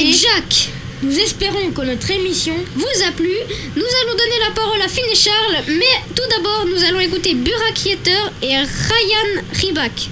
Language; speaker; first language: French; native; French